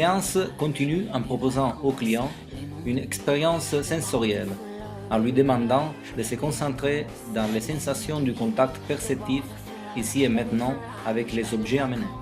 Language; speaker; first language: French; non-native, fluent; Italian